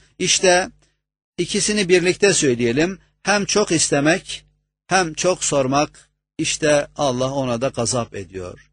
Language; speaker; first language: Turkish; native; Turkish